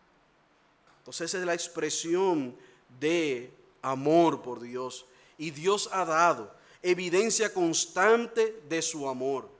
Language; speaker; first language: Spanish; native; Spanish